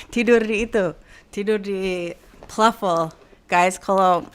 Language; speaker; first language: Indonesian; non-native, fluent; English